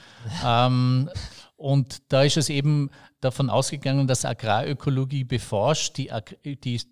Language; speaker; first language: German; native; German